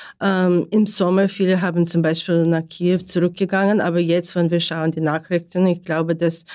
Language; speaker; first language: German; non-native, learner; Ukrainian